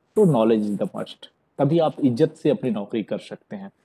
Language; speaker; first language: Hindi; native; Hindi